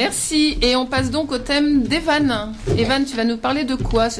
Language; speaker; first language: French; native; French